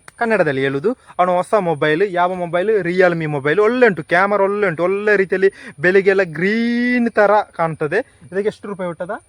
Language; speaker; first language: Kannada; non-native, local second language; Tulu